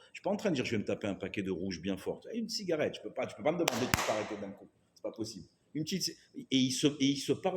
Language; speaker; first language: French; native; French